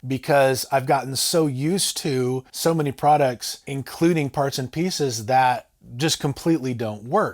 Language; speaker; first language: English; native; English